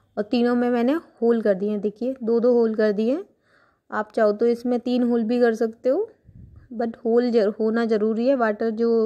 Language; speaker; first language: Hindi; native; Hindi